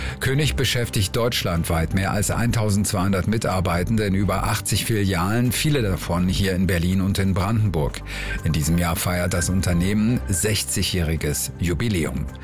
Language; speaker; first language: German; native; German